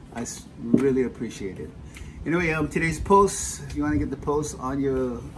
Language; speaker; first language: English; native; English